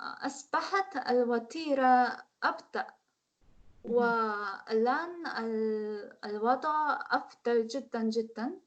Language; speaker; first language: Arabic; non-native, learner; Korean